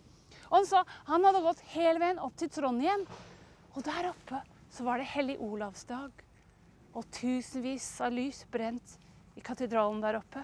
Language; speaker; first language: Norwegian; non-native, fluent; English